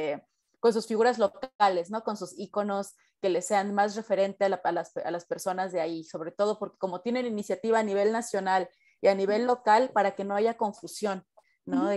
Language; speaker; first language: Spanish; native; Spanish